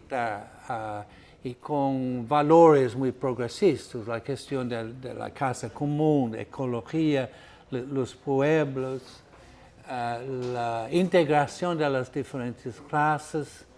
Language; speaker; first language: Spanish; non-native, fluent; Portuguese